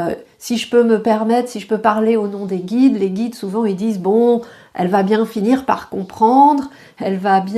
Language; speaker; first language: French; native; French